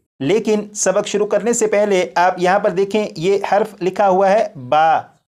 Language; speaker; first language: Urdu; native; Urdu